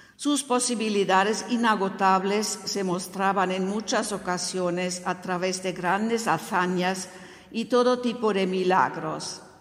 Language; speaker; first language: Spanish; non-native, fluent; German